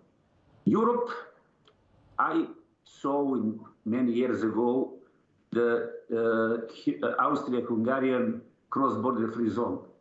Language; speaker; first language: English; non-native, learner; Serbian